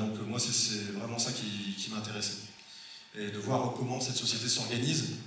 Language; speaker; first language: French; native; French